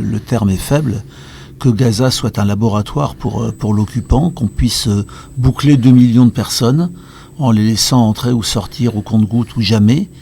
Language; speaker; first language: French; native; French